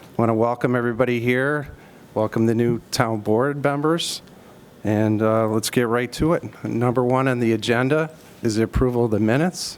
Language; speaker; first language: English; native; English